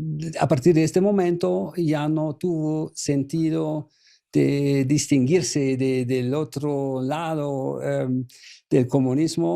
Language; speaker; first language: Spanish; non-native, fluent; German